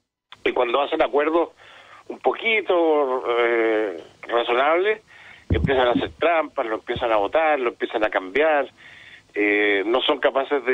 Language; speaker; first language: Spanish; native; Spanish